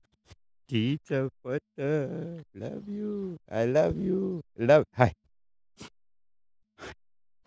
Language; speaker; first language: English; non-native, learner; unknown